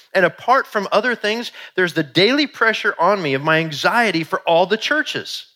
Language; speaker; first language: English; native; English